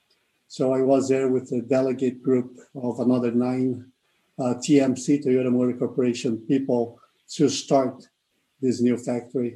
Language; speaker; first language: English; non-native, fluent; Portuguese